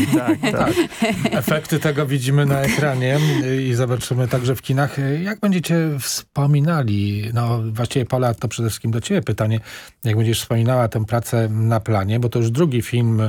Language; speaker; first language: Polish; native; Polish